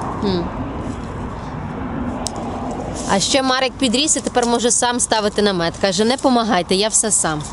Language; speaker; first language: Ukrainian; native; Ukrainian